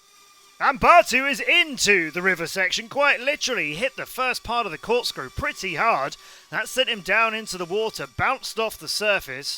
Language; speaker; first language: English; native; English